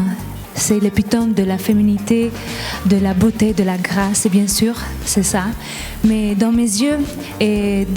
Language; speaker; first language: French; non-native, learner; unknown